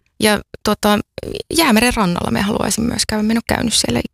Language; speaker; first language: Finnish; native; Finnish